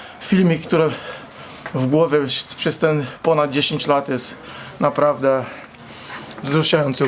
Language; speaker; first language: Polish; non-native, fluent; Portuguese